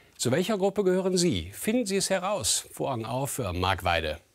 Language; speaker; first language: German; native; German